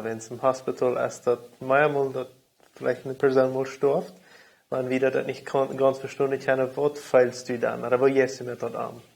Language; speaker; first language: German; non-native, local second language; Low German